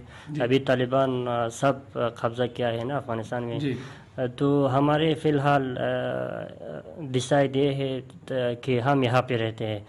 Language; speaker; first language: Hindi; non-native, learner; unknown